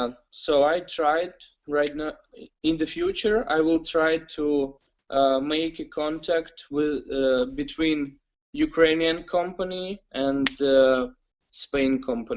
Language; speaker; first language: English; non-native, learner; Ukrainian